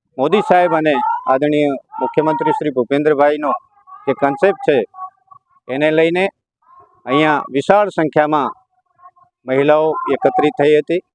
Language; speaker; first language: Gujarati; native; Gujarati